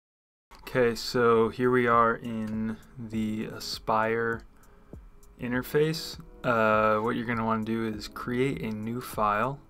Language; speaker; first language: English; native; English